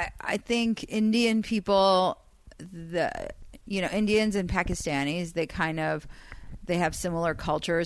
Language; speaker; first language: English; non-native, fluent; Persian